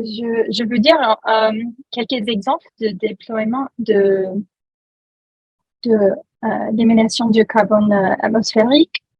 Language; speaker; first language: French; non-native, learner; English